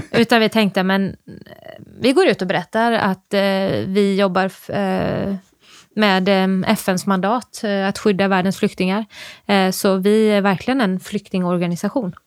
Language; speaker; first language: Swedish; native; Swedish